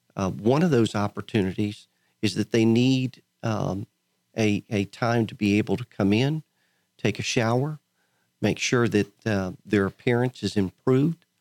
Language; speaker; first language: English; native; English